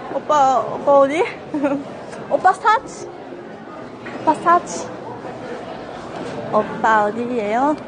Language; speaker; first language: Korean; non-native, learner; Japanese